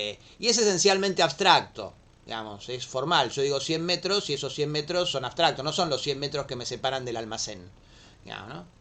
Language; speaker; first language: Spanish; native; Spanish